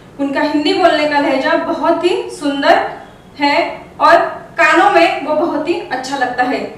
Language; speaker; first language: Hindi; non-native, local second language; Marathi